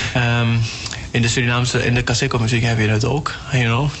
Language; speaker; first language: Dutch; non-native, local second language; English